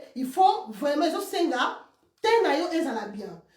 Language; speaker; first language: French; non-native, local second language; Lingala